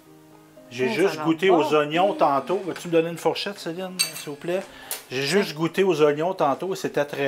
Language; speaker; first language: French; native; French